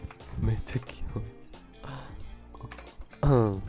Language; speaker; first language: Japanese; non-native, learner; Chinese